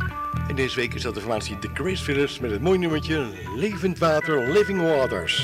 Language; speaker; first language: Dutch; native; Dutch